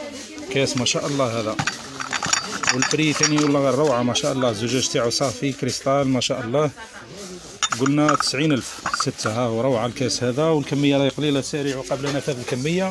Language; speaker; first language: Arabic; native; Arabic